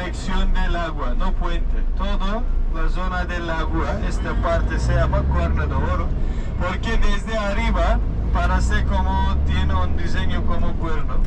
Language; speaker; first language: Spanish; non-native, fluent; Turkish